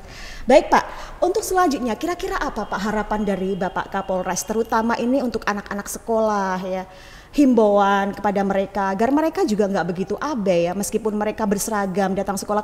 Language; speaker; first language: Indonesian; native; Indonesian